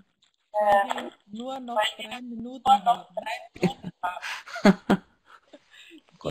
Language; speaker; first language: German; non-native, fluent; Greek